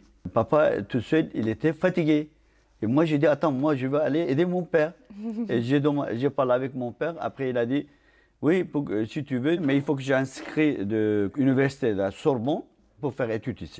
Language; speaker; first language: French; non-native, fluent; Turkish